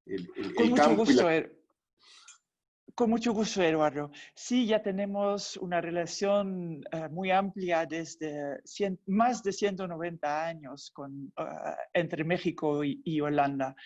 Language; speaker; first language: Spanish; non-native, fluent; Dutch